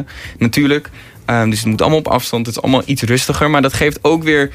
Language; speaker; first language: Dutch; native; Dutch